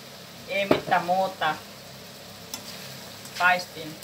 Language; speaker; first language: Finnish; non-native, learner; Thai